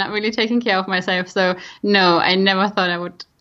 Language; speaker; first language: English; non-native, fluent; German